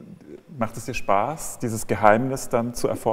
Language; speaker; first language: German; native; German